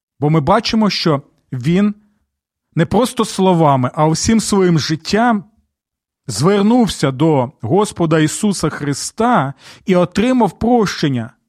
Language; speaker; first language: Ukrainian; native; Ukrainian